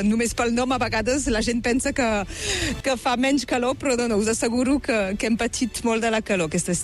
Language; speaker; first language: Catalan; native; Catalan